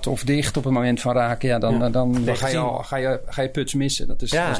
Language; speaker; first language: Dutch; native; Dutch